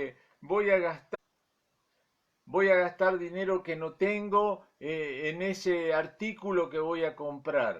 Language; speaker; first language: Spanish; native; Spanish